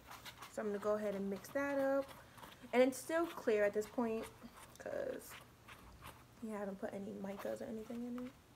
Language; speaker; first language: English; native; English